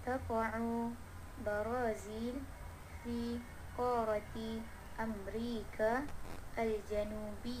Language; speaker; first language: Arabic; non-native, learner; Malay